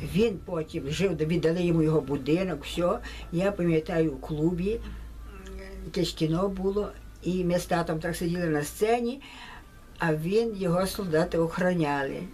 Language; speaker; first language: Ukrainian; native; Ukrainian